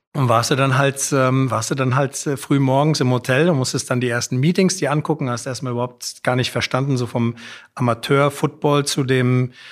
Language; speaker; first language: German; native; German